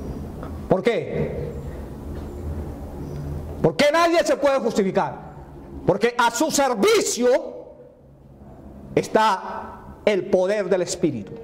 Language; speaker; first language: Spanish; native; Spanish